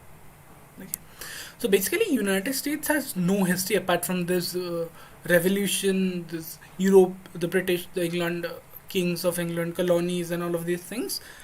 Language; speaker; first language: English; non-native, local second language; Hindi